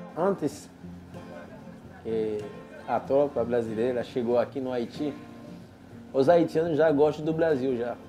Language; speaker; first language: Portuguese; non-native, fluent; Haitian Creole